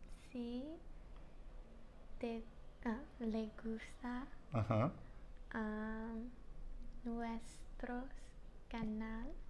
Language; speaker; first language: Spanish; non-native, learner; English